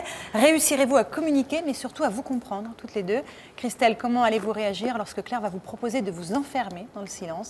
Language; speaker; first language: French; native; French